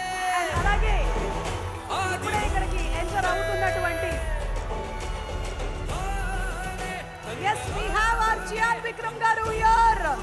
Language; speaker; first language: Telugu; native; Telugu